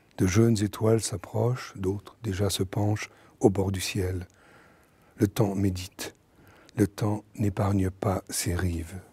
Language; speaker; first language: French; native; French